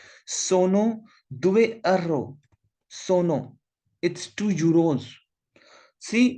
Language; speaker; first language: Italian; non-native, learner; Hindi